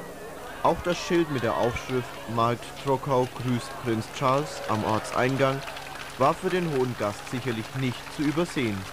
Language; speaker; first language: German; native; German